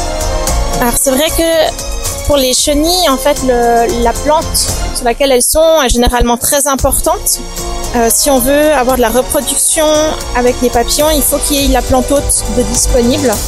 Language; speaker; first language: French; native; French